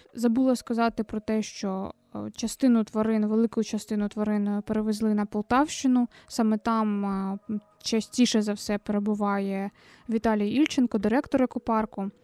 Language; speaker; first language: Ukrainian; native; Ukrainian